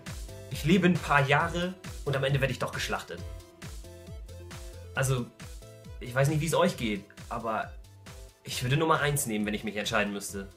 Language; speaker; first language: German; native; German